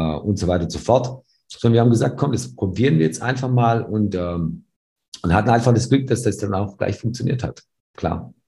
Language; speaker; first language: German; early bilingual, other home language; Serbian